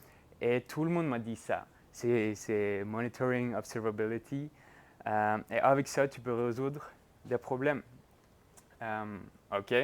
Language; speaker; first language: French; non-native, fluent; Norwegian